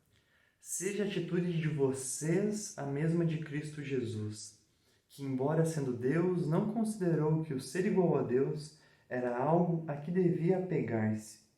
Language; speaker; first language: Portuguese; native; Portuguese